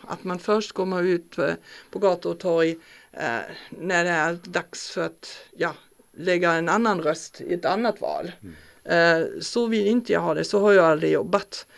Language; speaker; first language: Swedish; non-native, fluent; German